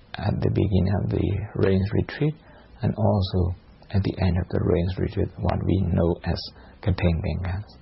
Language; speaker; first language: English; non-native, fluent; Shan